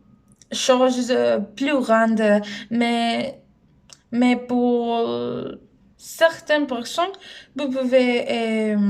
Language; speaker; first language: French; non-native, learner; Spanish